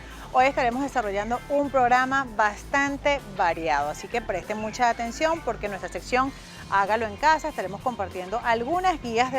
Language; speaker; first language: Spanish; native; Spanish